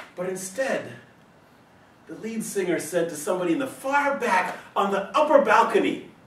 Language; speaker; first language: English; native; English